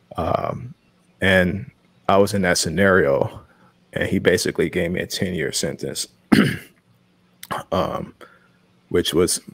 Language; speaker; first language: English; native; English